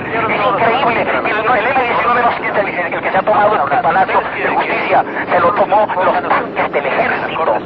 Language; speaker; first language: Spanish; native; Spanish